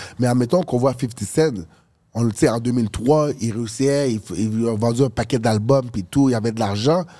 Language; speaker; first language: French; early bilingual, other home language; Haitian Creole